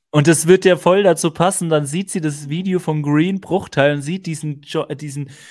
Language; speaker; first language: German; native; German